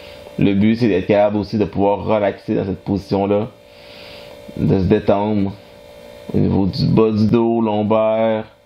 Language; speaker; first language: French; native; French